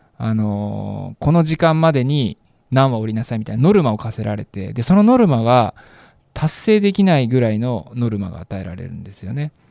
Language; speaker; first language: Japanese; native; Japanese